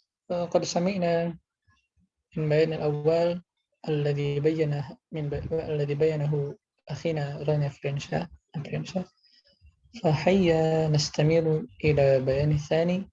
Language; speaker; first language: Arabic; non-native, learner; Indonesian